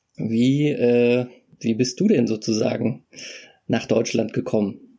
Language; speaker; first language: German; native; German